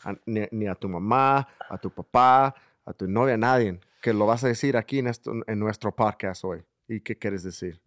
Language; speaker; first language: Spanish; early bilingual, heritage; Spanish